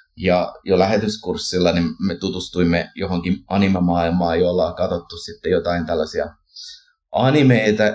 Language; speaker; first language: Finnish; early bilingual, heritage; Finnish